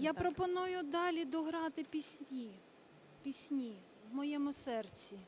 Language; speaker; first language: Ukrainian; native; Ukrainian